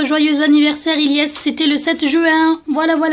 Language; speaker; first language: French; native; French